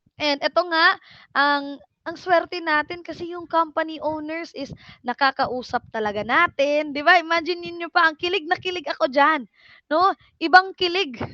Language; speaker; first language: Filipino; non-native, local second language; Cebuano